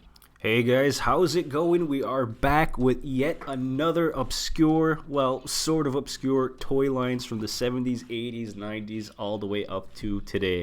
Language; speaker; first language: English; native; English